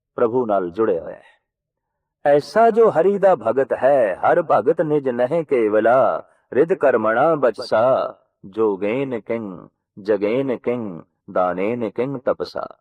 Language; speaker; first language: Hindi; non-native, local second language; Punjabi